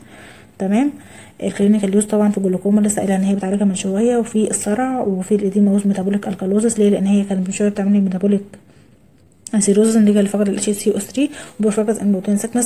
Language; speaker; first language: Arabic; native; Arabic